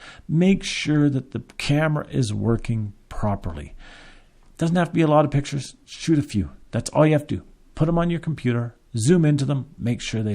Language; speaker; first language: English; native; English